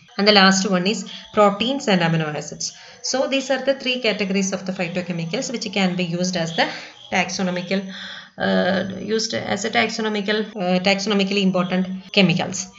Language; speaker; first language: English; non-native, local second language; Malayalam